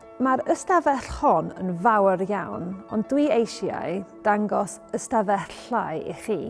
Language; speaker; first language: Welsh; non-native, learner; English